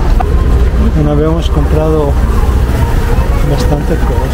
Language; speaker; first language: Spanish; non-native, fluent; Italian